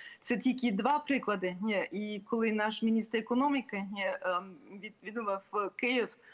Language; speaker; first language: Ukrainian; non-native, fluent; German